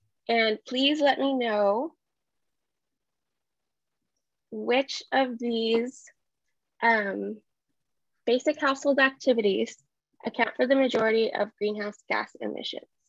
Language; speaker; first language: English; early bilingual, other home language; Spanish